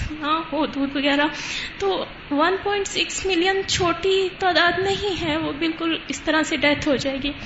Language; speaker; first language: Urdu; native; Urdu